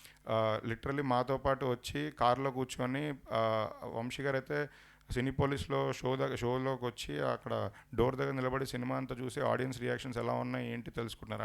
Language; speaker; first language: Telugu; native; Telugu